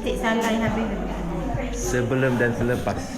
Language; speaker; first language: Malay; native; Malay